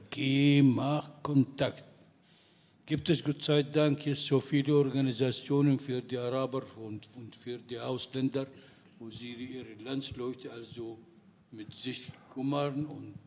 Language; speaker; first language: German; non-native, fluent; Arabic